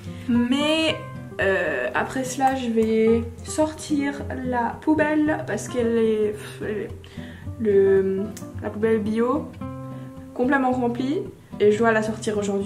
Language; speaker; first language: French; non-native, fluent; Finnish